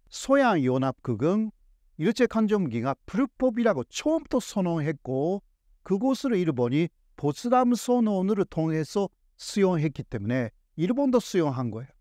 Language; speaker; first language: Korean; non-native, fluent; Japanese